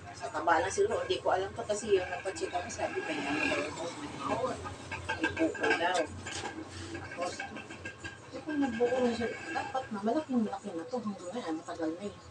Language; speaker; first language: Filipino; non-native, local second language; Cebuano